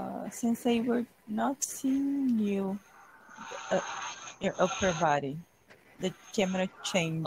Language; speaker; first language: English; non-native, fluent; Portuguese